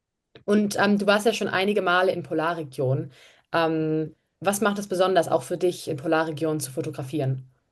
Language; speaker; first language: German; native; German